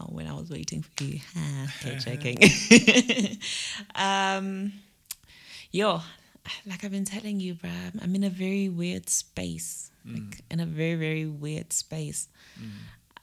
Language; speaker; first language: English; non-native, local second language; Zulu